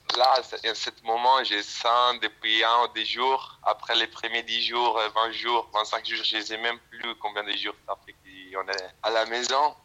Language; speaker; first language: French; non-native, fluent; Italian